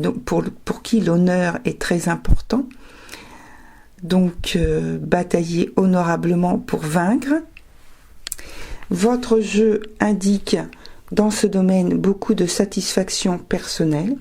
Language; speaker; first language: French; native; French